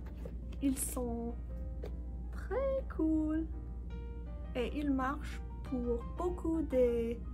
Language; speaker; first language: French; non-native, learner; English